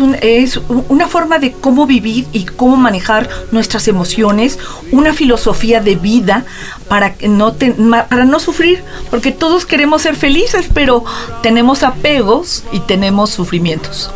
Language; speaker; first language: Spanish; native; Spanish